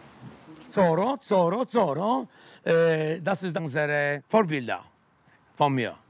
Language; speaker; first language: German; non-native, learner; Polish